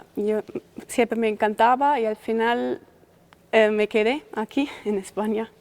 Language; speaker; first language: Spanish; non-native, fluent; German